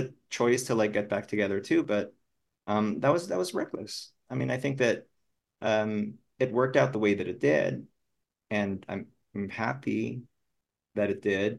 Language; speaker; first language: English; non-native, local second language; Filipino